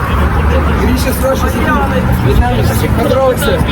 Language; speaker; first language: Russian; native; Russian